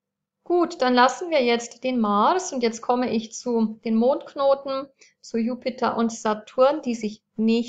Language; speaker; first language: German; native; German